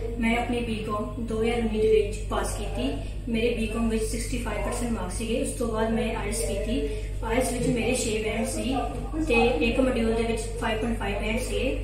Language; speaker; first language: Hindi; non-native, local second language; Punjabi